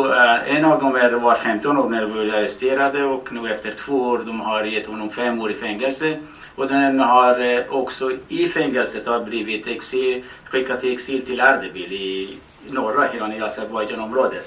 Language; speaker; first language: Swedish; non-native, fluent; Baluchi